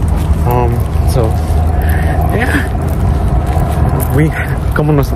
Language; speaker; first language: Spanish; early bilingual, heritage; Spanish